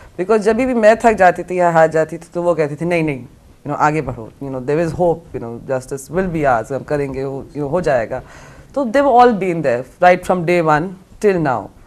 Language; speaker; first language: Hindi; native; Hindi